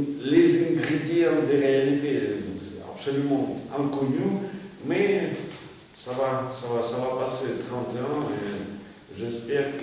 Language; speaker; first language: French; non-native, fluent; Russian